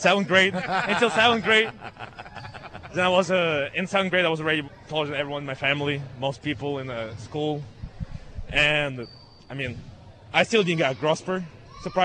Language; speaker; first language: English; non-native, fluent; Russian